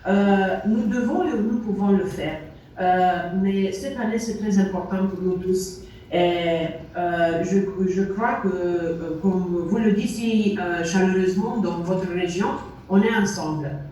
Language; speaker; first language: French; non-native, learner; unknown